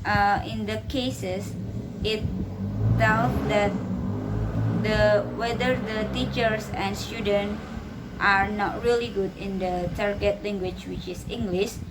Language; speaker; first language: English; non-native, learner; Indonesian